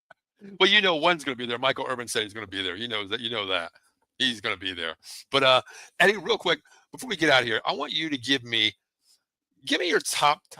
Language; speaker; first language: English; native; English